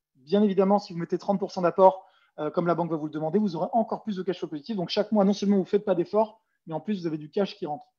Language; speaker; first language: French; native; French